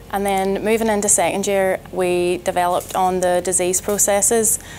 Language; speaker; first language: English; native; English